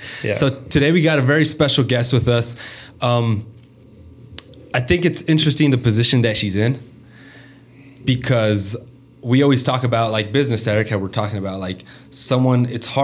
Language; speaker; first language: English; native; English